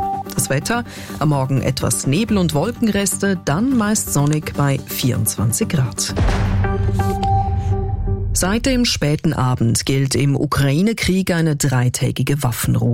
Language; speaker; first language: German; native; German